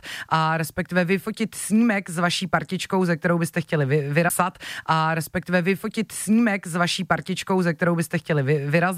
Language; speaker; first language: Czech; native; Czech